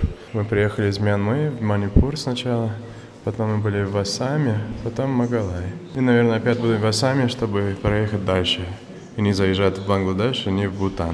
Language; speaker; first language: Russian; non-native, fluent; English